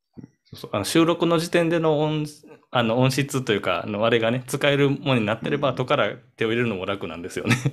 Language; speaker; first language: Japanese; native; Japanese